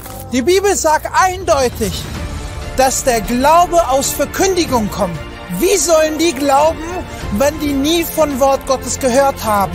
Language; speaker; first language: German; non-native, fluent; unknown